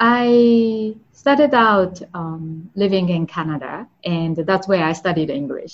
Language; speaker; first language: English; non-native, fluent; Japanese